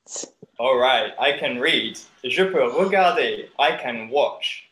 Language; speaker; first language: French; non-native, fluent; English